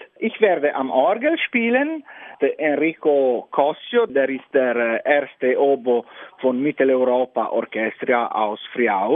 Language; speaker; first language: German; non-native, fluent; Italian